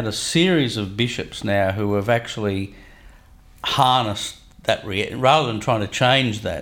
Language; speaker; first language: English; native; English